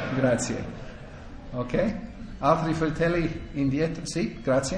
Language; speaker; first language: Italian; non-native, fluent; English